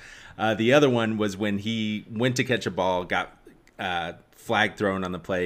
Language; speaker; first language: English; native; English